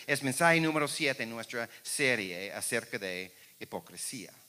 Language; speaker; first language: Spanish; non-native, fluent; English